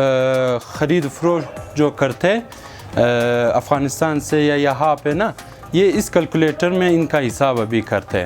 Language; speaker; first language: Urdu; non-native, local second language; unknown